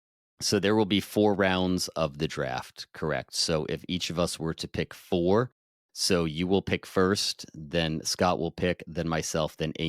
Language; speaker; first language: English; native; English